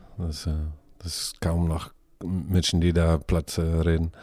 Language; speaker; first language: German; non-native, learner; Dutch